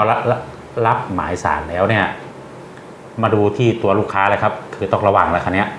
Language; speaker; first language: Thai; native; Thai